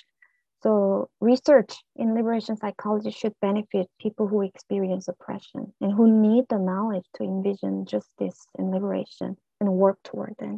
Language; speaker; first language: English; non-native, fluent; Korean